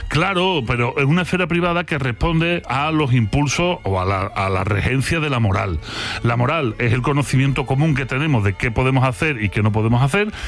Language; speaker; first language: Spanish; native; Spanish